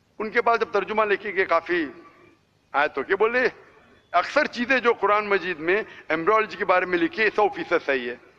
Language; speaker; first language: Hindi; non-native, local second language; Konkani